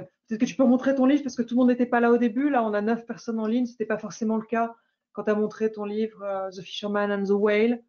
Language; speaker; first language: French; native; French